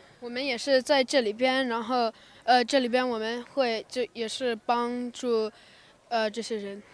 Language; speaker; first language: Chinese; early bilingual, heritage; English